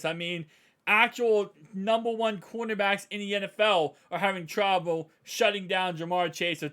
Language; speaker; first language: English; native; English